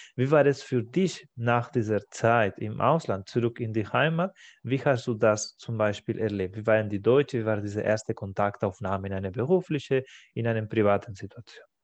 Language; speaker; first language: German; non-native, fluent; Spanish